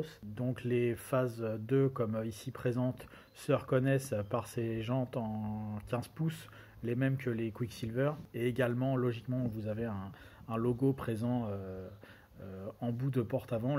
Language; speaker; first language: French; native; French